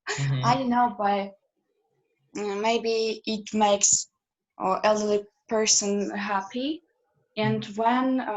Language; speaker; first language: English; non-native, learner; Russian